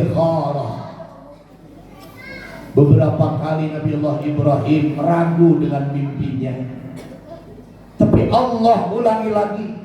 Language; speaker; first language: Indonesian; native; Indonesian